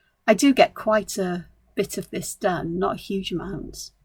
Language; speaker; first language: English; native; English